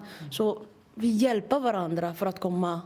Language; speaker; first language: Swedish; non-native, fluent; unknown